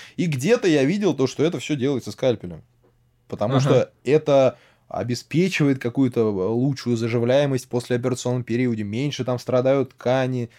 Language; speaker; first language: Russian; native; Russian